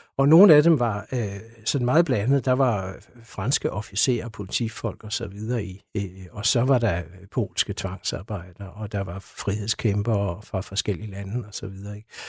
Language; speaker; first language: Danish; native; Danish